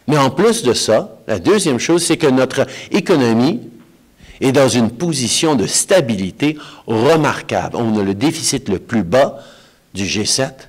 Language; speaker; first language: French; native; French